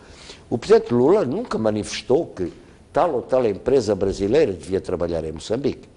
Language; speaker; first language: Portuguese; native; Portuguese